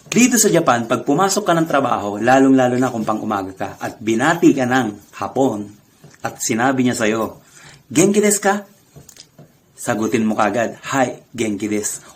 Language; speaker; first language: Filipino; native; Filipino